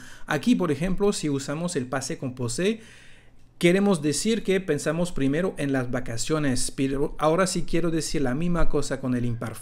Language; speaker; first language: Spanish; non-native, fluent; French